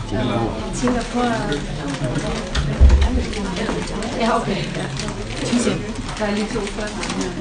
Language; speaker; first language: Danish; non-native, fluent; Chinese